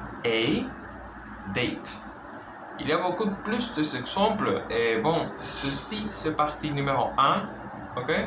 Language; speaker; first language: French; non-native, learner; Spanish